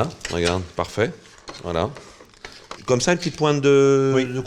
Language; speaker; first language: French; native; French